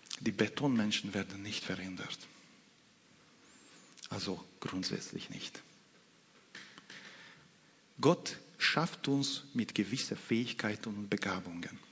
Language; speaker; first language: German; non-native, fluent; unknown